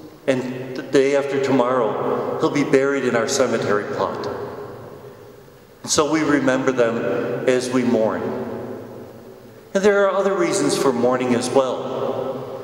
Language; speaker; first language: English; native; English